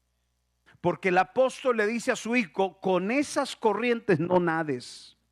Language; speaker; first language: Spanish; native; Spanish